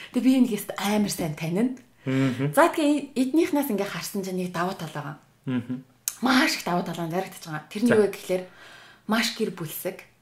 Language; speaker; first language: Mongolian; native; Mongolian